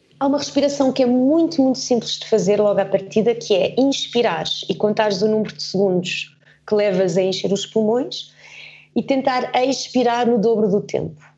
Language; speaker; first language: Portuguese; early bilingual, heritage; Portuguese